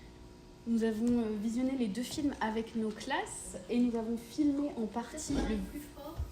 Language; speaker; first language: French; native; French